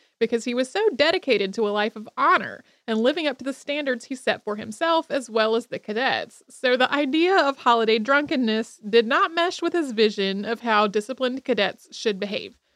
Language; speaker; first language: English; native; English